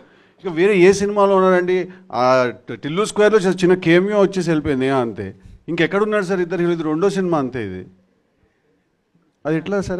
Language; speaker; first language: Telugu; native; Telugu